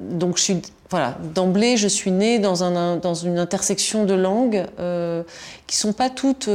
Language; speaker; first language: French; native; French